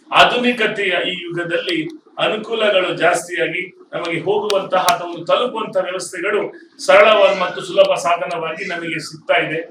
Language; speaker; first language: Kannada; native; Kannada